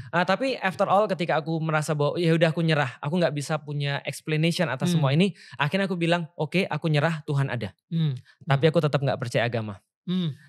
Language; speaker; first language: Indonesian; native; Indonesian